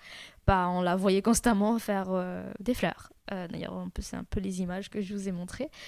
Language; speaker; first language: French; native; French